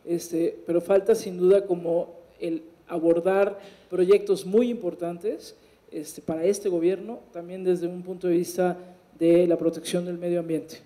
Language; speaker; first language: Spanish; native; Spanish